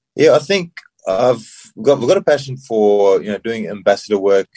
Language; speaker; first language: English; early bilingual, other home language; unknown